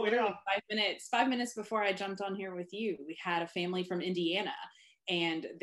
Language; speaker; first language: English; native; English